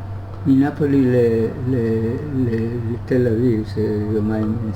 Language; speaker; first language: Hebrew; early bilingual, other home language; German